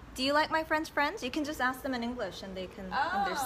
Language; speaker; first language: English; early bilingual, other home language; Korean